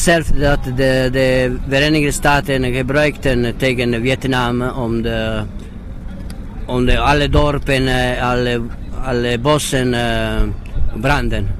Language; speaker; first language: Dutch; non-native, learner; Italian